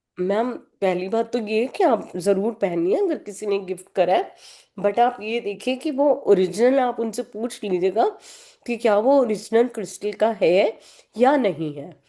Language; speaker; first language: Hindi; native; Hindi